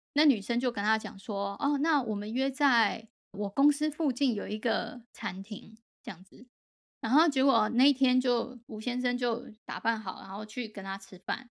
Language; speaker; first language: Chinese; native; Chinese